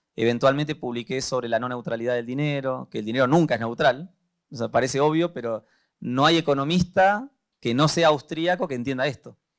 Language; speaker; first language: Spanish; native; Spanish